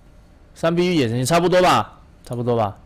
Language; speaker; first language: Chinese; native; Chinese